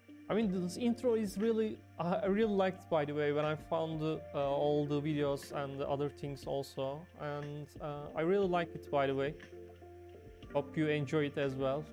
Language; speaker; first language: English; non-native, fluent; Turkish